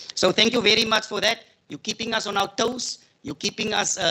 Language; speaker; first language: English; non-native, local second language; Afrikaans